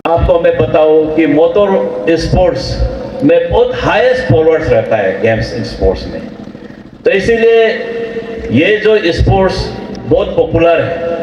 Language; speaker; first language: Hindi; non-native, local second language; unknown